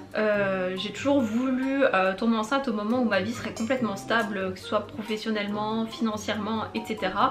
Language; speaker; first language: French; native; French